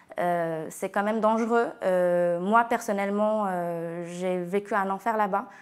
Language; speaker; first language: French; non-native, local second language; Arabic